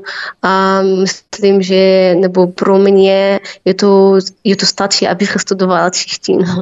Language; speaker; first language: Czech; non-native, learner; Arabic